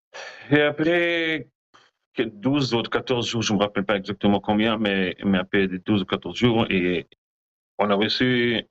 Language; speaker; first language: French; non-native, learner; Hebrew